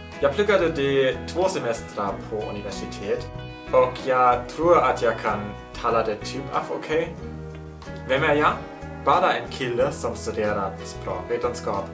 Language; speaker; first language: Swedish; non-native, learner; German